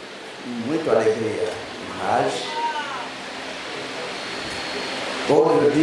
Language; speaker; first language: Portuguese; non-native, learner; Lingala